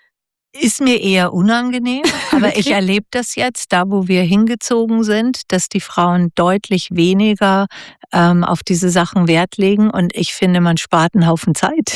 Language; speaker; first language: German; native; German